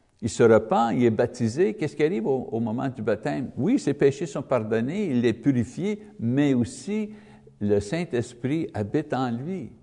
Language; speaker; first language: French; non-native, learner; English